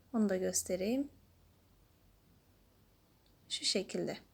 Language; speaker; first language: Turkish; native; Turkish